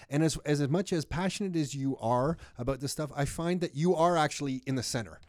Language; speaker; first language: English; native; English